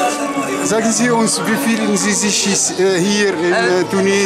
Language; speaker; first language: German; non-native, fluent; Arabic